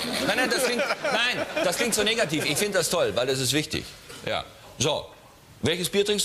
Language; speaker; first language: German; native; German